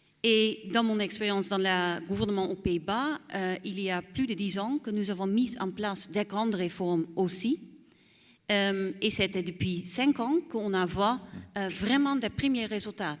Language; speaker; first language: French; non-native, fluent; Dutch